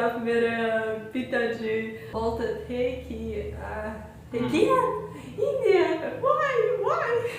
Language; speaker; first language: Hindi; non-native, learner; Russian